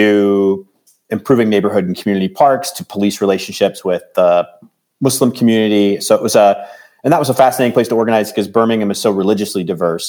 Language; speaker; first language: English; native; English